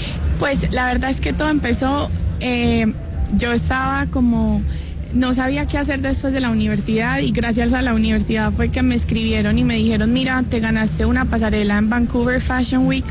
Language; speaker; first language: Spanish; native; Spanish